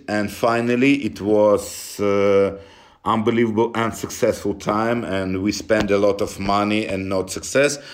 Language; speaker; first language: English; non-native, learner; Russian